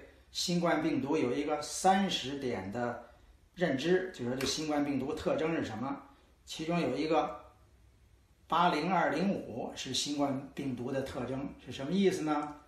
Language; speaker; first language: Chinese; native; Chinese